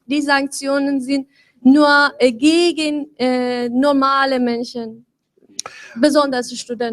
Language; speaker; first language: German; non-native, fluent; Persian